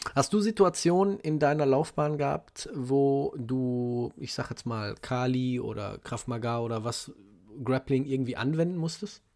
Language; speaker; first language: German; native; German